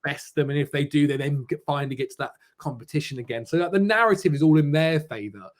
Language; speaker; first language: English; native; English